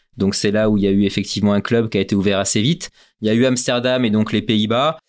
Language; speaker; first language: French; native; French